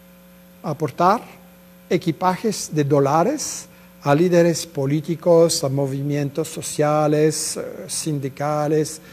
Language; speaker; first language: Spanish; non-native, fluent; French